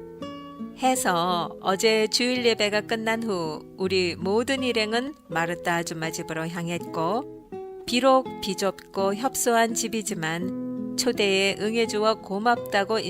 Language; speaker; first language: Korean; native; Korean